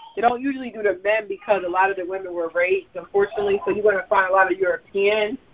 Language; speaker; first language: English; early bilingual, other home language; Krio